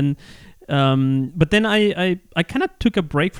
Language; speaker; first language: English; non-native, fluent; Spanish